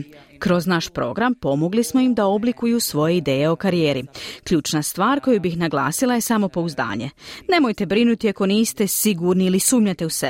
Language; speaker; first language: Serbian; native; Serbian